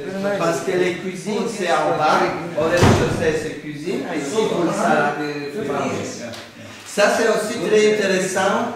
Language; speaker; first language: French; non-native, learner; Polish